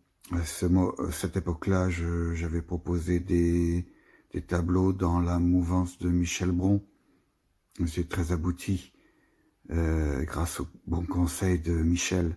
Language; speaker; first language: French; native; French